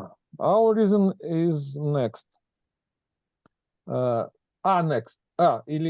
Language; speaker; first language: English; non-native, learner; Russian